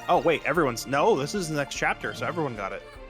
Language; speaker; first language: English; native; English